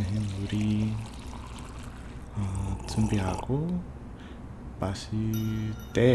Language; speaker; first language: Korean; non-native, learner; English